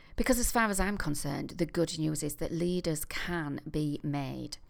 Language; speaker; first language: English; native; English